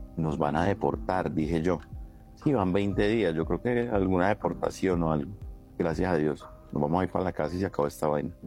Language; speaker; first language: Spanish; native; Spanish